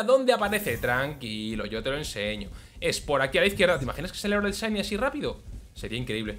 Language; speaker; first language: Spanish; native; Spanish